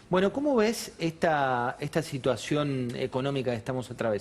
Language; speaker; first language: Spanish; native; Spanish